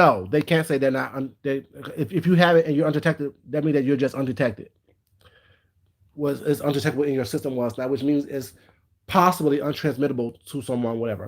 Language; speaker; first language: English; native; English